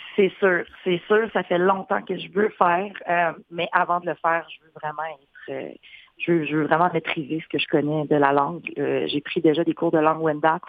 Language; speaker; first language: French; native; French